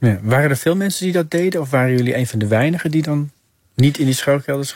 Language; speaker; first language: Dutch; native; Dutch